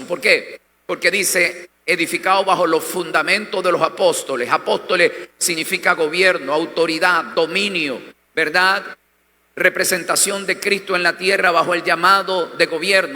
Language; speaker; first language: Spanish; native; Spanish